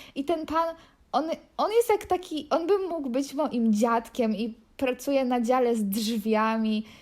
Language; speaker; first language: Polish; native; Polish